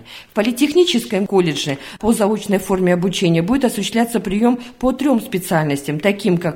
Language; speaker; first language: Russian; native; Russian